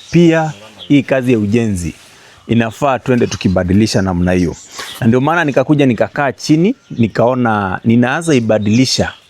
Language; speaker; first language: Swahili; native; Swahili